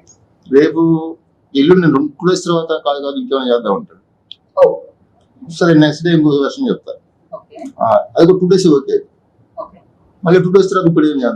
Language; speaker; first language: Telugu; native; Telugu